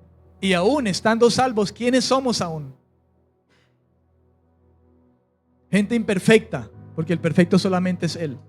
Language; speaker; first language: Spanish; native; Spanish